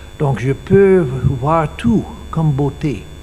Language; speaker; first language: French; non-native, learner; English